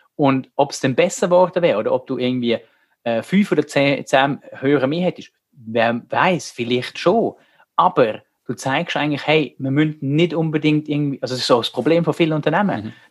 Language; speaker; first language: German; native; German